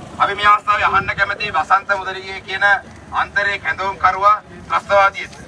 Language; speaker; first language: Sinhala; native; Sinhala